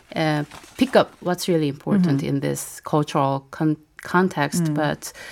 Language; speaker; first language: English; non-native, fluent; Korean